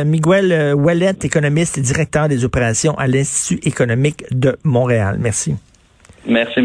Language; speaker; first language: French; native; French